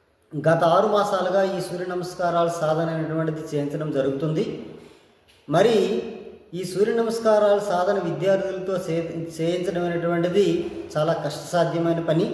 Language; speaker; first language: Telugu; native; Telugu